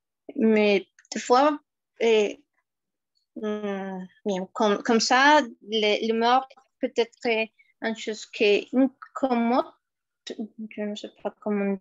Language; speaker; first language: French; non-native, fluent; Spanish